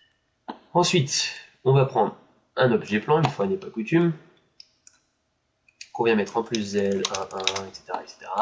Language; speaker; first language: French; native; French